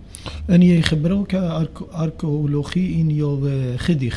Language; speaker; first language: Dutch; non-native, learner; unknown